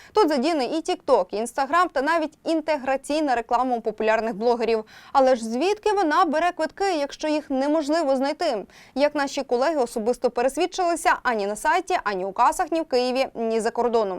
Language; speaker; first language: Ukrainian; native; Ukrainian